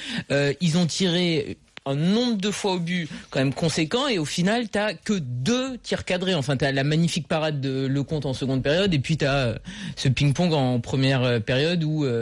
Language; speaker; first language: French; native; French